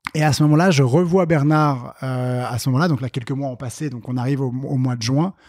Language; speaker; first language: French; native; French